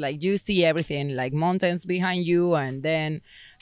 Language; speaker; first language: English; non-native, fluent; Spanish